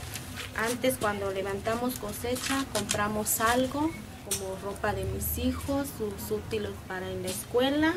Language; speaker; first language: Spanish; non-native, local second language; Zapotec